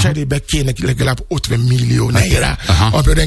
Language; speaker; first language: Hungarian; non-native, fluent; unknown